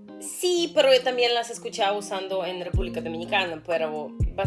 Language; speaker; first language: Spanish; non-native, fluent; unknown